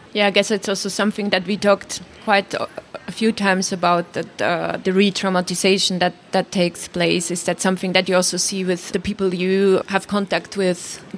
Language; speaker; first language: English; non-native, fluent; German